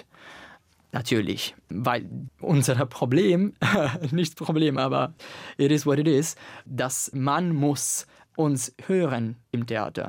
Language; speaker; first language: German; non-native, learner; Italian